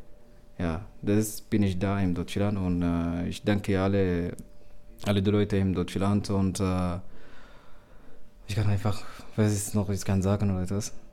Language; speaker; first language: German; non-native, learner; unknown